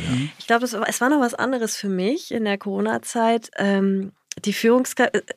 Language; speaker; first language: German; early bilingual, other home language; Japanese